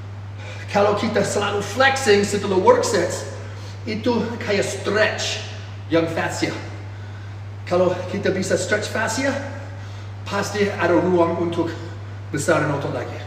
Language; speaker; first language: Indonesian; non-native, fluent; English